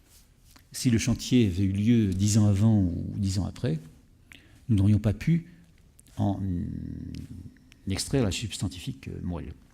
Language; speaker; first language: French; native; French